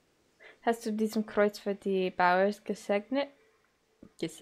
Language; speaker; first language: German; non-native, learner; Dutch